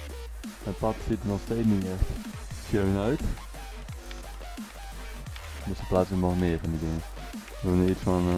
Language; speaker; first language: Dutch; native; Dutch